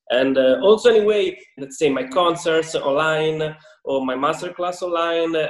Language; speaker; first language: English; non-native, fluent; Italian